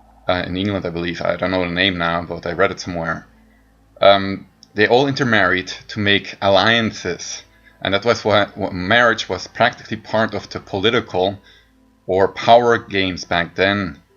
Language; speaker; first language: English; non-native, fluent; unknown